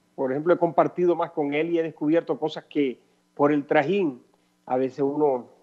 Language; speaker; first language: Spanish; native; Spanish